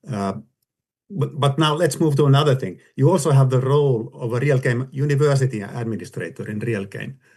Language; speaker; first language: English; non-native, fluent; Finnish